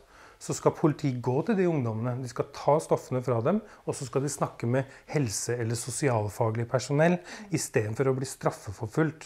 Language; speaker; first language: Norwegian; native; Norwegian